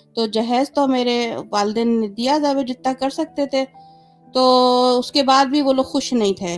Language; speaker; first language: Urdu; native; Urdu